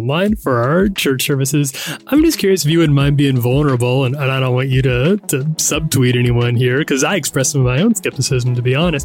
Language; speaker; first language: English; native; English